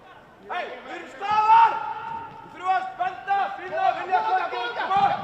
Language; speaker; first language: Icelandic; non-native, learner; Swedish